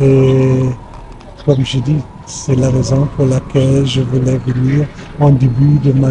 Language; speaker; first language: French; non-native, fluent; German